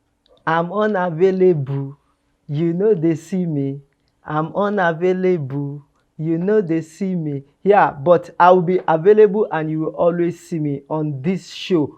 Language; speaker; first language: English; non-native, local second language; Yoruba